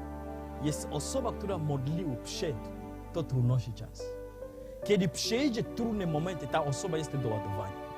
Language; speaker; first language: Polish; non-native, learner; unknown